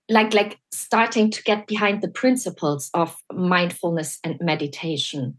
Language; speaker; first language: English; non-native, fluent; German